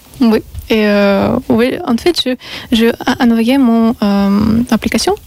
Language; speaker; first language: French; non-native, learner; Russian